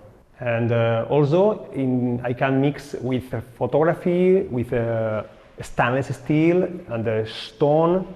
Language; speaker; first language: English; non-native, learner; Spanish